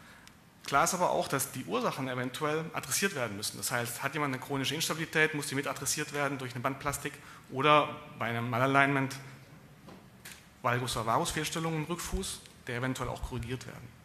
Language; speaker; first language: German; native; German